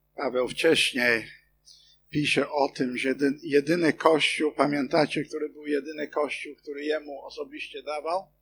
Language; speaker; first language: Polish; non-native, fluent; English